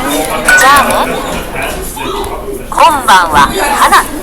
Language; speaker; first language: Japanese; non-native, learner; English